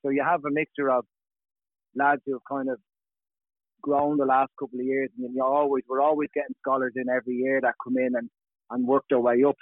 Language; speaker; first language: English; native; English